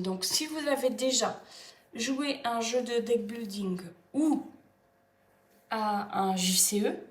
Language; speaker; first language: French; native; French